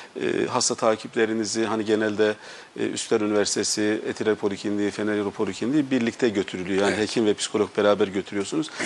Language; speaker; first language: Turkish; native; Turkish